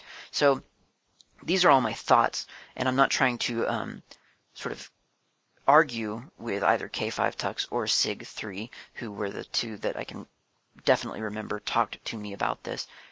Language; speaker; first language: English; native; English